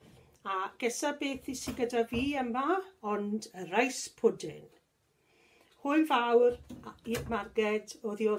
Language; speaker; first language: Welsh; non-native, learner; English